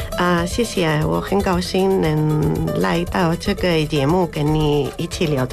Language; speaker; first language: Chinese; non-native, learner; Spanish